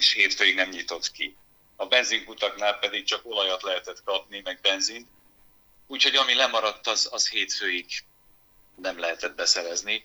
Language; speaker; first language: Hungarian; native; Hungarian